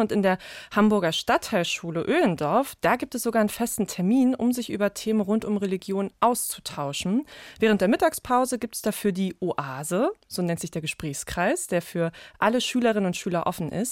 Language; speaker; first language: German; native; German